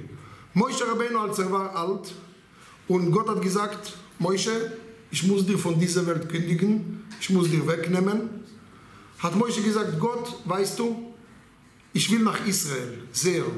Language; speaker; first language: German; non-native, learner; Hebrew